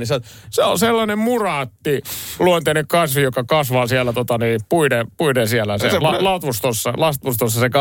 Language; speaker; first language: Finnish; native; Finnish